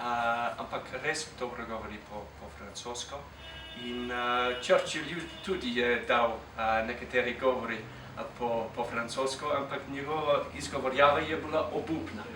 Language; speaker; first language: Slovenian; non-native, fluent; English